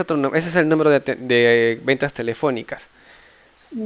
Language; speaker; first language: Spanish; native; Spanish